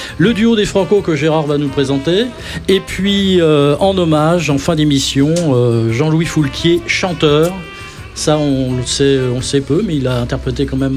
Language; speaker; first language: French; native; French